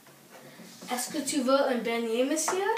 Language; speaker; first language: French; non-native, learner; English